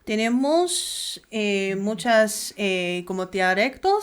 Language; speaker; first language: Spanish; non-native, learner; Chinese